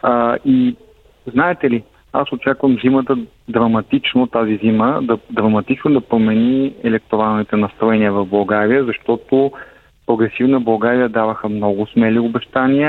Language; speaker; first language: Bulgarian; native; Bulgarian